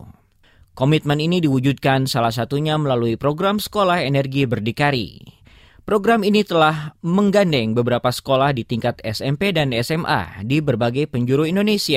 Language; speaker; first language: Indonesian; native; Indonesian